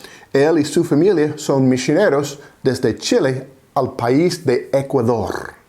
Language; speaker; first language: Spanish; non-native, fluent; English